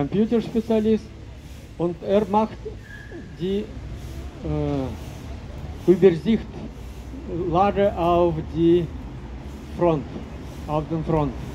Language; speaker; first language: German; non-native, learner; Russian